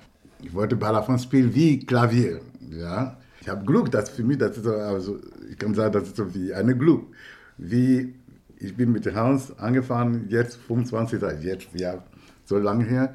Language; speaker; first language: German; non-native, fluent; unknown